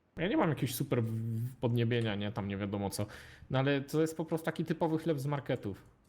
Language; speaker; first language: Polish; native; Polish